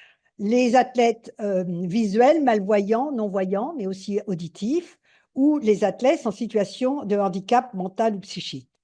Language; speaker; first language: French; native; French